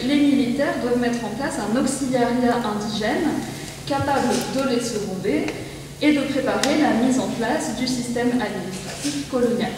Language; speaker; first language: French; native; French